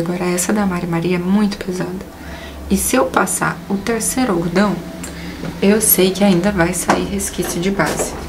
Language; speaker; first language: Portuguese; native; Portuguese